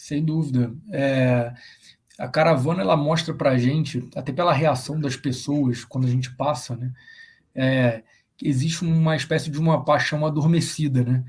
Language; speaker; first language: Portuguese; native; Portuguese